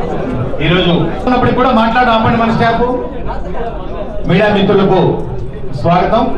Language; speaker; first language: Telugu; native; Telugu